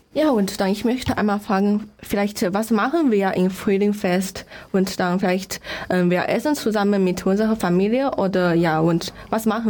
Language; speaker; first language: German; non-native, learner; Chinese